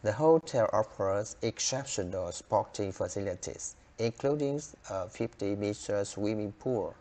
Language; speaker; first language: English; non-native, learner; Vietnamese